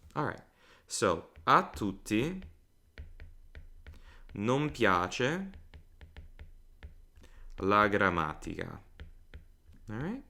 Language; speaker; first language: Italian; non-native, fluent; English